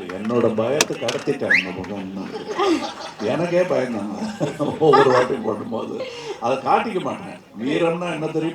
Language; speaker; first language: Tamil; native; Tamil